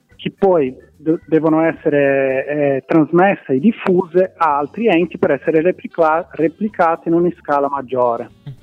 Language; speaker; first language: Italian; non-native, fluent; Portuguese